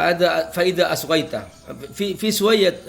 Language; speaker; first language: Arabic; non-native, fluent; Indonesian